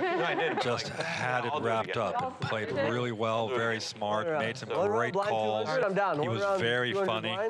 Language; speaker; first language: English; native; English